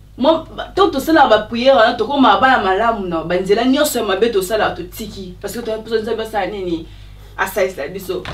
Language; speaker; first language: Lingala; native; Lingala